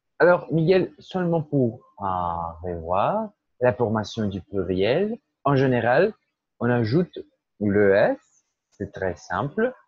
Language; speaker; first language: French; non-native, fluent; Portuguese